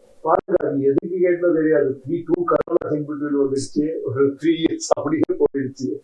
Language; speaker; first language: Tamil; non-native, learner; Kannada